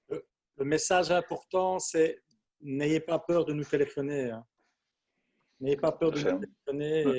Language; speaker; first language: French; native; French